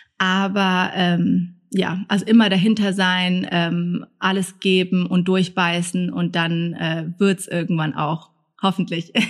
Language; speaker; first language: German; early bilingual, other home language; Thai